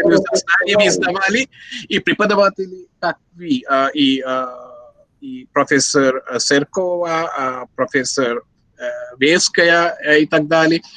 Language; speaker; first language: Russian; non-native, learner; Sinhala